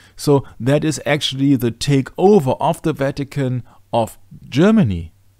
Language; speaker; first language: English; non-native, fluent; German